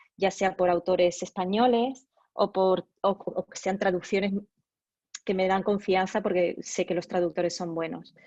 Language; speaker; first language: Spanish; native; Spanish